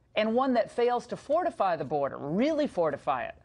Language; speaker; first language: English; native; English